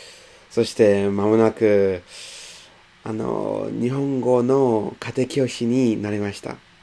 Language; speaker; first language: Japanese; non-native, fluent; English